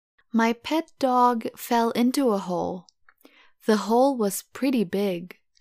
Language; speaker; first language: English; non-native, fluent; Indonesian